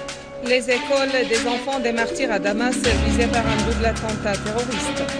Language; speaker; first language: French; non-native, fluent; Arabic